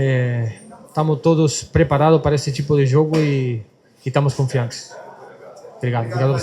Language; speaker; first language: Portuguese; non-native, fluent; Spanish